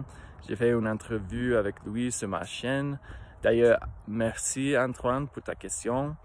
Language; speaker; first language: French; non-native, fluent; English